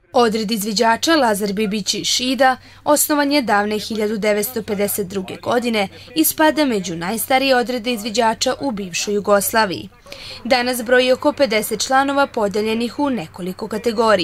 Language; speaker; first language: Serbian; native; Serbian